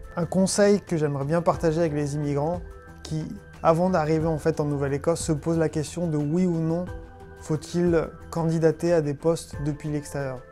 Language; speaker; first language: French; native; French